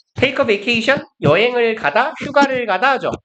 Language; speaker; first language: Korean; native; Korean